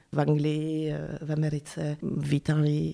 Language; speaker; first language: Czech; early bilingual, heritage; French